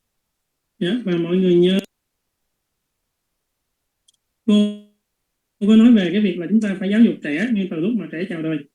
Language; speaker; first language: Vietnamese; native; Vietnamese